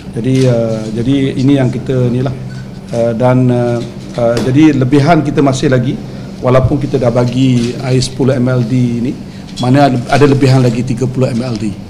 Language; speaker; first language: Malay; native; Malay